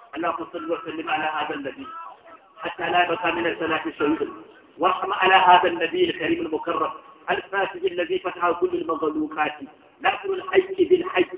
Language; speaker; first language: Arabic; non-native, fluent; Hausa